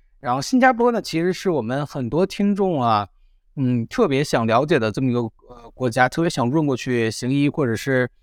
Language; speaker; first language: Chinese; native; Chinese